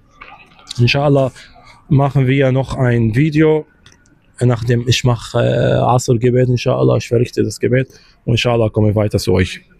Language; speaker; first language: German; non-native, learner; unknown